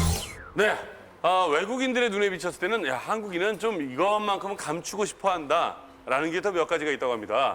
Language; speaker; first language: Korean; native; Korean